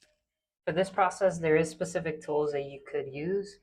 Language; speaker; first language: English; native; English